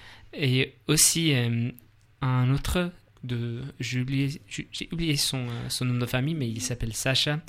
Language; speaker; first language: French; non-native, learner; English